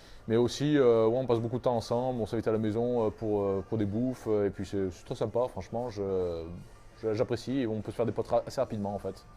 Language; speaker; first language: French; native; French